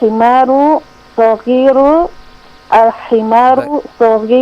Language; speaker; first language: Arabic; non-native, learner; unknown